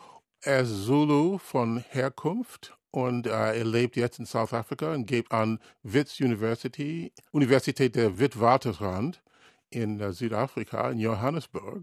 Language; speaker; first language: German; non-native, learner; English